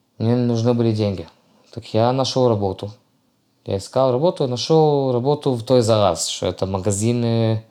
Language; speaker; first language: Russian; early bilingual, heritage; Russian